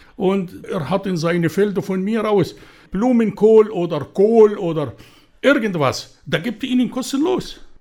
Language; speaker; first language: German; non-native, fluent; Arabic